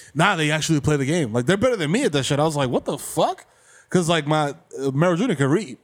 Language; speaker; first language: English; native; English